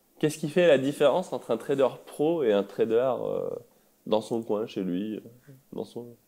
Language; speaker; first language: French; native; French